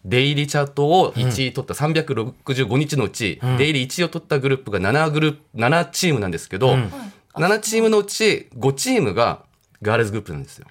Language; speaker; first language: Japanese; non-native, fluent; Korean